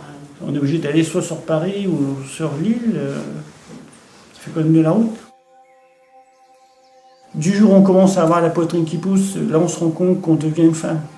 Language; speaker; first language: French; native; French